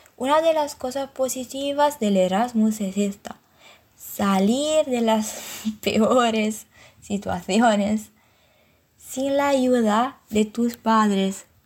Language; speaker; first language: Spanish; non-native, fluent; Italian